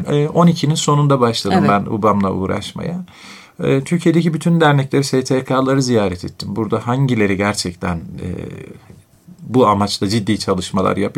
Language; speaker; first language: Turkish; native; Turkish